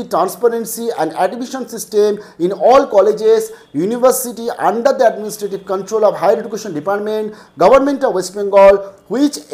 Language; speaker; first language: English; non-native, local second language; Bangla